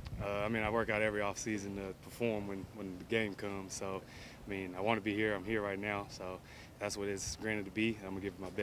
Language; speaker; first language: English; native; English